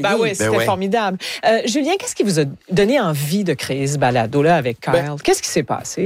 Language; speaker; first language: French; native; French